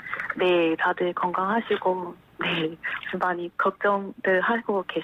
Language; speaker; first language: Korean; non-native, fluent; Chinese